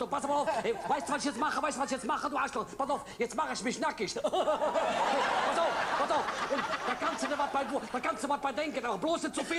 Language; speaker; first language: German; native; German